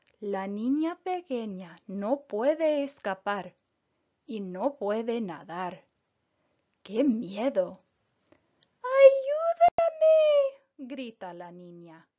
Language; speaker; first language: Spanish; non-native, fluent; English